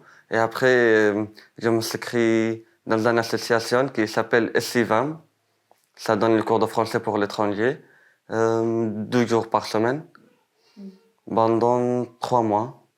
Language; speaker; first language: French; non-native, learner; Arabic